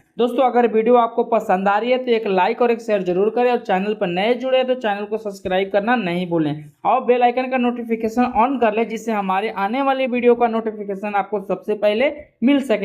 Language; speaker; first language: Hindi; native; Hindi